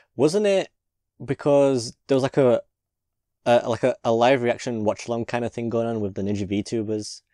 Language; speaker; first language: English; native; English